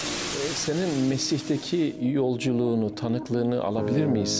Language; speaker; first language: Turkish; native; Turkish